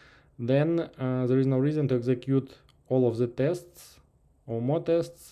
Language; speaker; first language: English; non-native, fluent; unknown